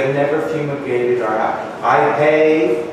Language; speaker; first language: English; native; English